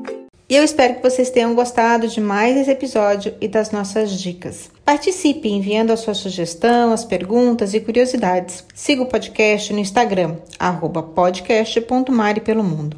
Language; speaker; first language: Portuguese; native; Portuguese